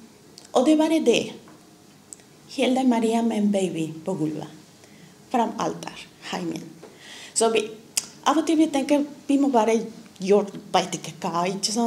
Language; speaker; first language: Norwegian; non-native, learner; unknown